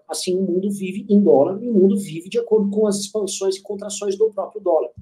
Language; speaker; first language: Portuguese; native; Portuguese